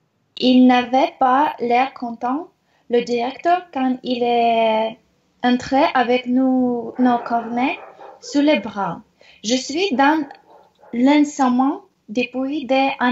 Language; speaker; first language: French; non-native, learner; Russian